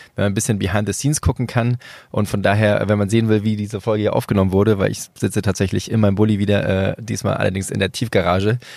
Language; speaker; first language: German; early bilingual, other home language; Spanish